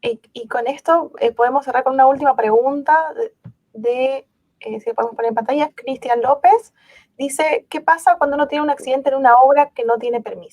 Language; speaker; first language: Spanish; native; Spanish